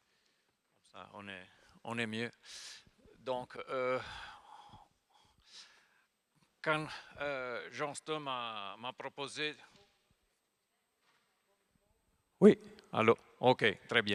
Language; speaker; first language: French; non-native, fluent; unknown